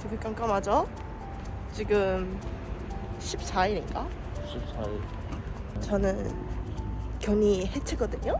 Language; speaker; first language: Korean; non-native, fluent; Chinese